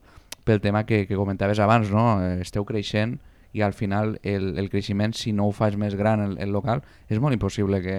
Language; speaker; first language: Catalan; native; Catalan